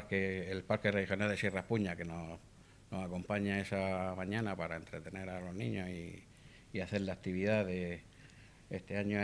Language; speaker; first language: Spanish; native; Spanish